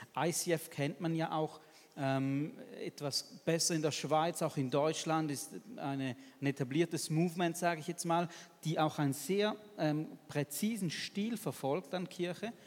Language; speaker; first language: German; native; German